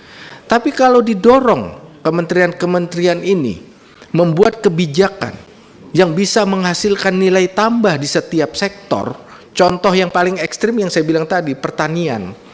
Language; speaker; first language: Indonesian; native; Indonesian